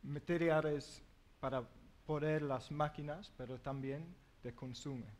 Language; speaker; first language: Spanish; non-native, learner; English